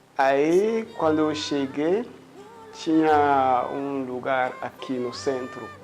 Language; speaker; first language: Portuguese; non-native, learner; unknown